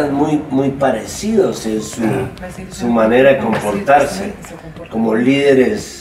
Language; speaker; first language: Portuguese; non-native, learner; Spanish